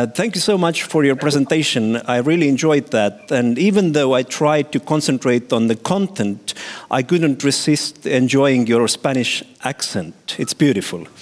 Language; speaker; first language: English; non-native, fluent; Estonian